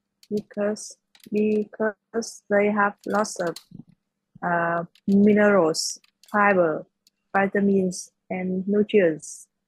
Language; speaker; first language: English; non-native, learner; Vietnamese